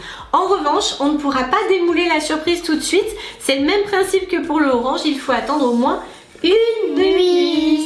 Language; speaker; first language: French; native; French